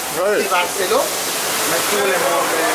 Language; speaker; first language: French; non-native, learner; Spanish